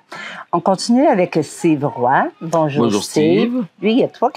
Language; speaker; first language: French; native; French